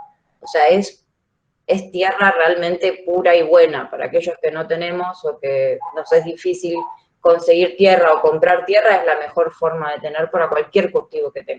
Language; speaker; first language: Spanish; native; Spanish